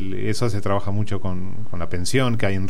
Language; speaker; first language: Spanish; native; Spanish